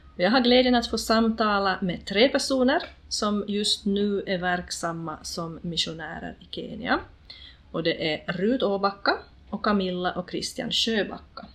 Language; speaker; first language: Swedish; native; Swedish